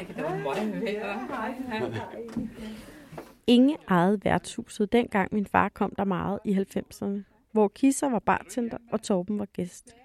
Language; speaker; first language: Danish; native; Danish